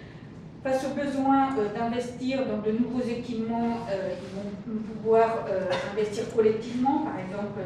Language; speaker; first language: French; native; French